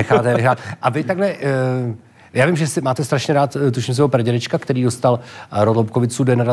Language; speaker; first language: Czech; native; Czech